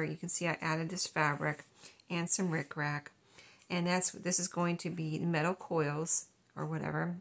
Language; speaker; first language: English; native; English